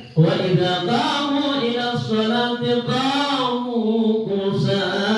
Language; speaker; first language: Indonesian; non-native, local second language; Madurese